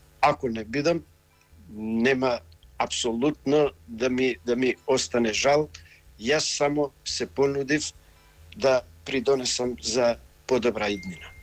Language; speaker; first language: Macedonian; non-native, local second language; Albanian